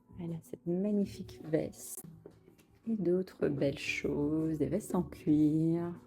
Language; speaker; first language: French; native; French